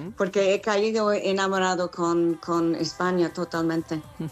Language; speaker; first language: Spanish; non-native, learner; English